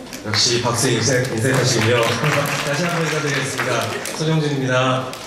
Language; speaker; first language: Korean; native; Korean